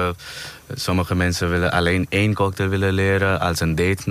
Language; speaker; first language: Dutch; non-native, fluent; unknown